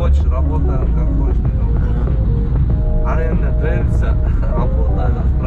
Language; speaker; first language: Russian; non-native, learner; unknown